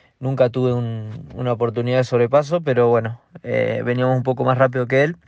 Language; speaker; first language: Spanish; native; Spanish